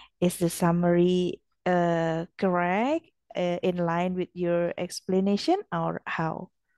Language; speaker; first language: English; non-native, fluent; Indonesian